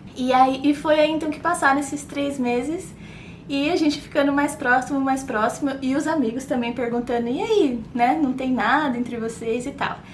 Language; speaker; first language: Portuguese; native; Portuguese